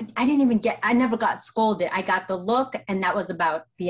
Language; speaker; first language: English; native; English